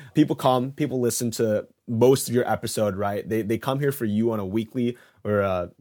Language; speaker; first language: English; native; English